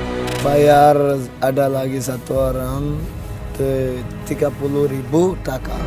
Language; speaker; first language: Indonesian; non-native, learner; Rohingya